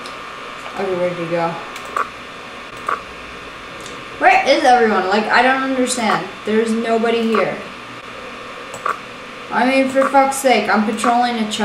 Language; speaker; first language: English; native; English